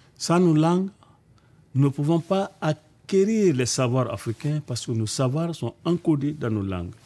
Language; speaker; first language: French; non-native, local second language; Bambara